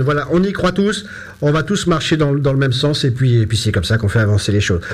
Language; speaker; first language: French; native; French